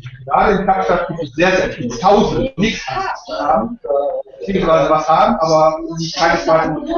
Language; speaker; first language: German; native; German